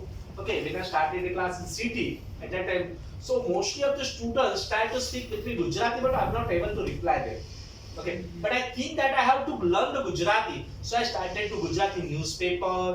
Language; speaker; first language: English; non-native, local second language; Marathi